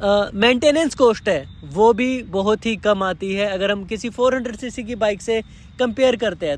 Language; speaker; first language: Hindi; native; Hindi